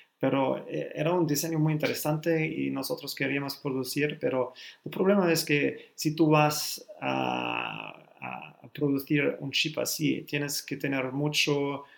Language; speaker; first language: Spanish; non-native, learner; German